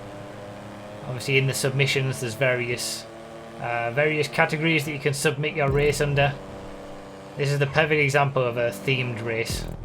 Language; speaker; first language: English; native; English